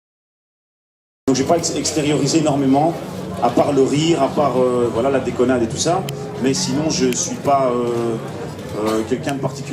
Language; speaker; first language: French; native; French